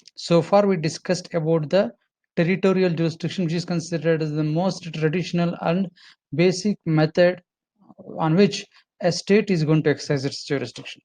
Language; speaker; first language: English; non-native, local second language; Kannada